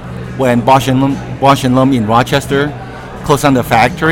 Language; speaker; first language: English; non-native, local second language; Cantonese